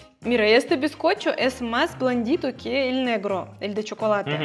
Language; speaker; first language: Spanish; non-native, fluent; Russian